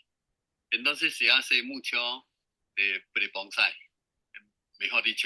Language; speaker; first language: Spanish; non-native, learner; Chinese